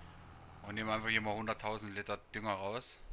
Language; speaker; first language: German; native; German